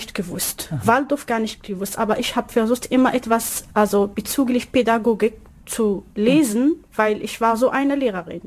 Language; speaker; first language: German; non-native, learner; Arabic